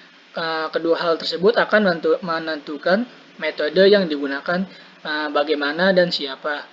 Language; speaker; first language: Indonesian; native; Indonesian